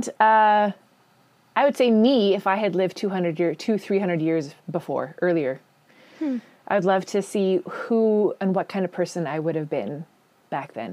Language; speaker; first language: English; native; English